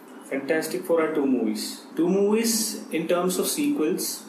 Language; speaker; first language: English; non-native, local second language; Malayalam